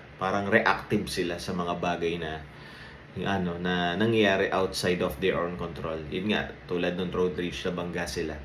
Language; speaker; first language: Filipino; native; Filipino